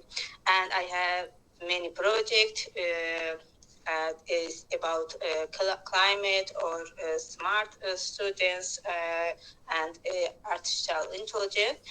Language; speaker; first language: English; non-native, learner; Azerbaijani